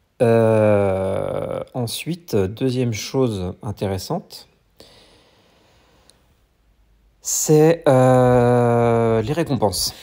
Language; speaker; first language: French; native; French